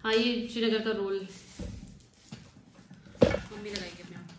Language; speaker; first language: Hindi; native; Hindi